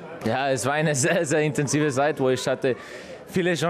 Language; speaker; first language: German; non-native, fluent; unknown